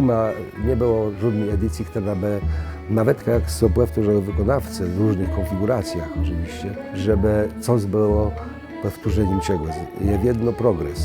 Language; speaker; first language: Polish; native; Polish